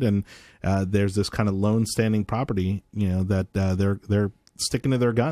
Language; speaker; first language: English; native; English